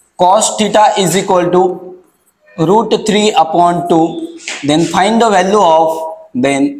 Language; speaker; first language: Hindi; non-native, local second language; Marathi